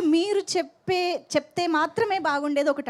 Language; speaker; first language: Telugu; native; Telugu